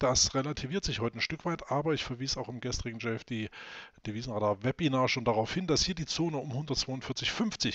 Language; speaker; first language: German; native; German